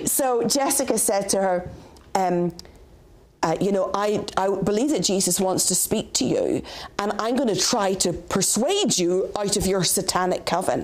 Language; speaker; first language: English; native; English